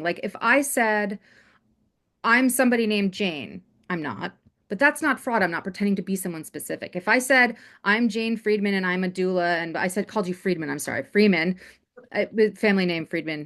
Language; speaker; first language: English; native; English